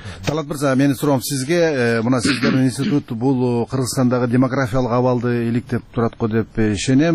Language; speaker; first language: Kyrgyz; native; Kyrgyz